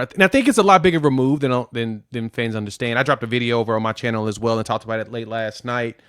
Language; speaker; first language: English; native; English